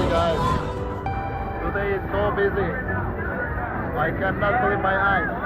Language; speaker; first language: English; non-native, learner; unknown